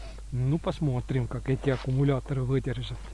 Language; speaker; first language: Russian; non-native, local second language; Estonian